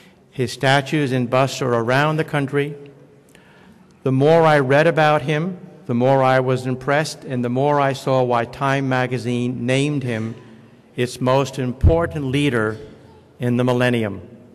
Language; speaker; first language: English; native; English